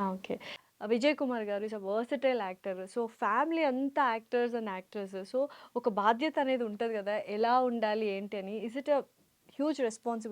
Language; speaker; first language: Telugu; native; Telugu